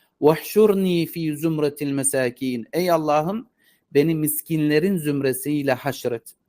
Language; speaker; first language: Turkish; native; Turkish